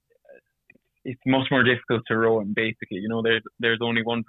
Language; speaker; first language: English; native; English